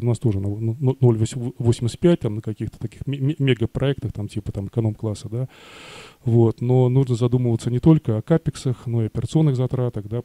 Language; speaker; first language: Russian; native; Russian